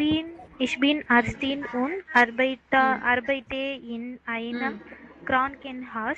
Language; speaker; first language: German; non-native, learner; Tamil